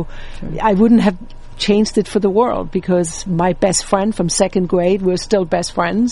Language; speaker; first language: English; non-native, fluent; Danish